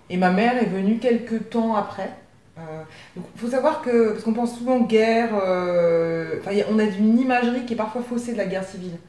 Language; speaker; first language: French; native; French